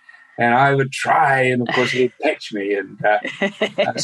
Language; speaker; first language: English; native; English